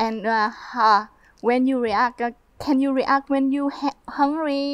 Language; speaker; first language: English; non-native, learner; Vietnamese